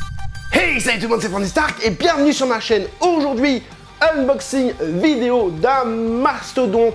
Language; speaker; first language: French; native; French